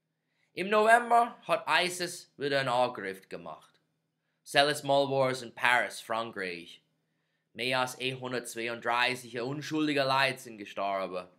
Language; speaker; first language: German; non-native, fluent; English